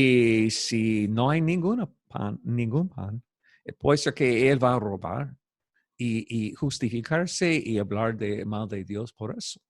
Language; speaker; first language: Spanish; non-native, fluent; English